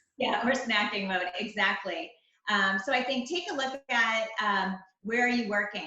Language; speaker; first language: English; native; English